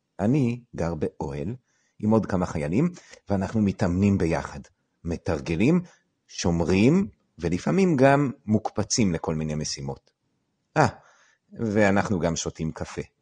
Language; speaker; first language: Hebrew; native; Hebrew